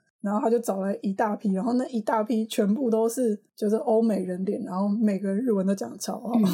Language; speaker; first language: Chinese; native; Chinese